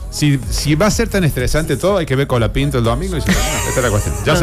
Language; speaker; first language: Spanish; native; Spanish